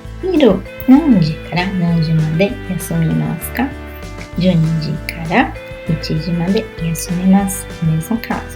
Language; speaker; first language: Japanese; non-native, learner; Portuguese